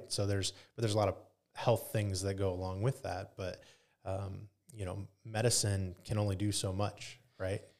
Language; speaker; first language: English; native; English